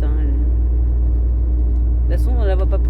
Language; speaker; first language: French; native; French